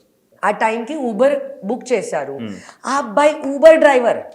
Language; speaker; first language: Telugu; non-native, fluent; Hindi